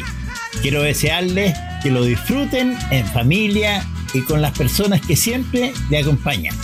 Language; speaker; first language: Spanish; native; Spanish